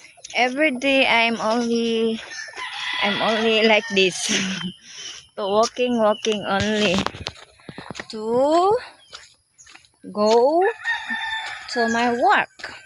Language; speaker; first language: English; non-native, local second language; Filipino